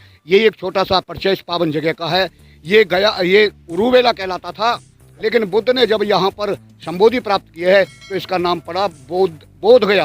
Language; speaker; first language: Hindi; native; Hindi